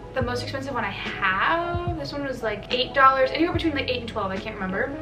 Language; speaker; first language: English; native; English